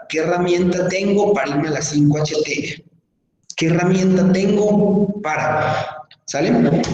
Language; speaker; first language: Spanish; native; Spanish